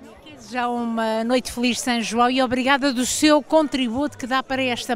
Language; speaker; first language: Portuguese; native; Portuguese